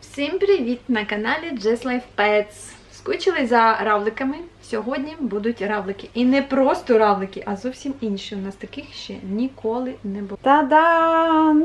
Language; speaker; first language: Ukrainian; non-native, local second language; Russian